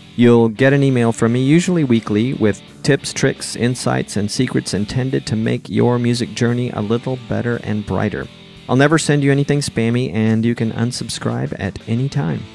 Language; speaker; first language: English; native; English